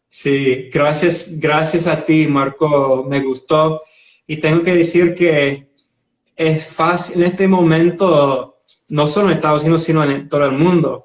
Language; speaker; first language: Spanish; non-native, fluent; English